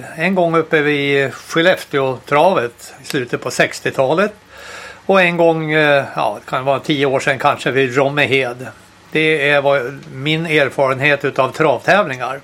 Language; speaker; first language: Swedish; native; Swedish